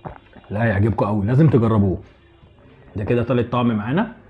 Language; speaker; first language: Arabic; native; Arabic